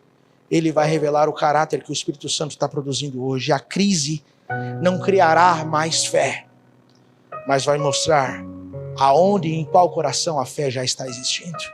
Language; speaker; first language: Portuguese; native; Portuguese